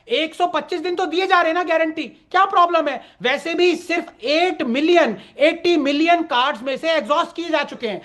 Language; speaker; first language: Hindi; non-native, local second language; Tamil